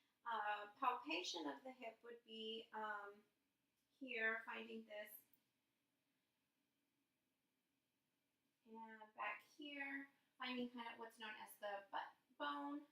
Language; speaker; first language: English; native; English